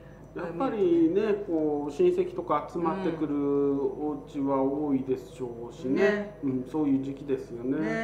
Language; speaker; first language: Japanese; native; Japanese